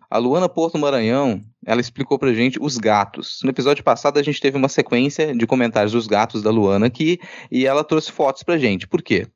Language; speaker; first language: Portuguese; native; Portuguese